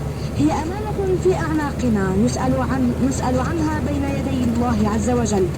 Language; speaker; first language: Arabic; native; Arabic